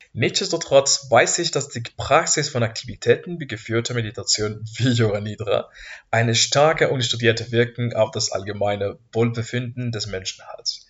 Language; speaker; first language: German; non-native, fluent; Spanish